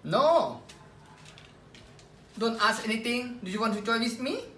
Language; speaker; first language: English; non-native, learner; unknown